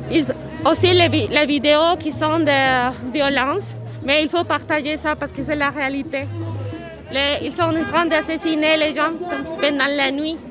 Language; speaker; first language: French; non-native, fluent; Spanish